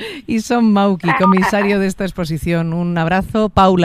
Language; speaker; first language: Spanish; native; Spanish